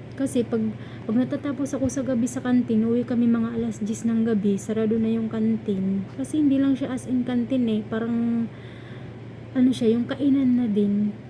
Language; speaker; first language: Filipino; non-native, local second language; Waray